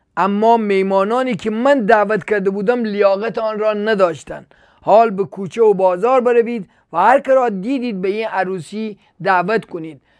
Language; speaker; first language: Persian; native; Persian